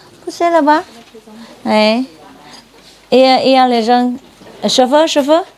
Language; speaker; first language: French; non-native, learner; Vietnamese